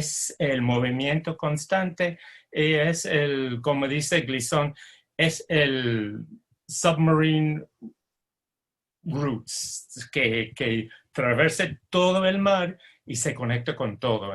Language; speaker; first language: Spanish; non-native, fluent; English